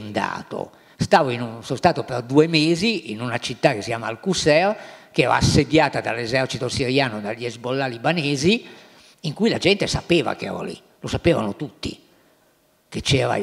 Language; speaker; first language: Italian; native; Italian